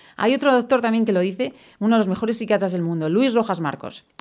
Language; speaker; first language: Spanish; native; Spanish